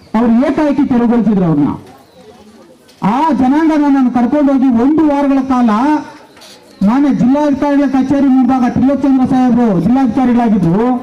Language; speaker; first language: Kannada; native; Kannada